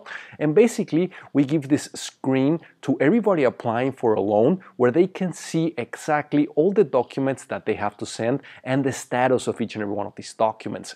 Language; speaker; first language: English; non-native, fluent; Spanish